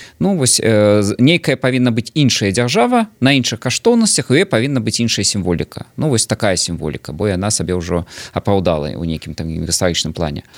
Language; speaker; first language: Belarusian; non-native, local second language; Russian